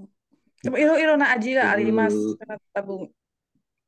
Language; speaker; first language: Japanese; non-native, learner; Indonesian